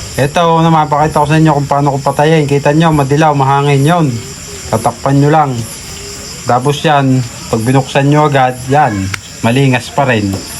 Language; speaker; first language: Filipino; native; Filipino